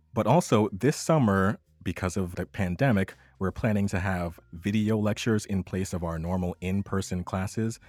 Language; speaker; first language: English; native; English